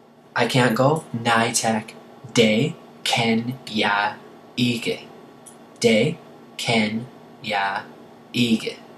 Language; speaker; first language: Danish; non-native, learner; English